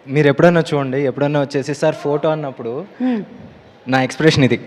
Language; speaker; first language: Telugu; native; Telugu